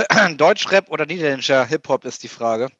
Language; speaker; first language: German; native; German